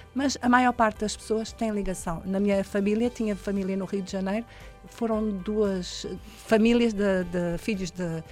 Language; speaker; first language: Portuguese; native; Portuguese